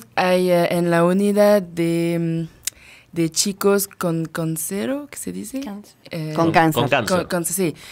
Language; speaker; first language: Spanish; non-native, fluent; French